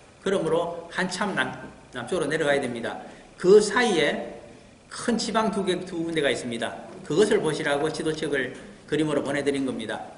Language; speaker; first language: Korean; native; Korean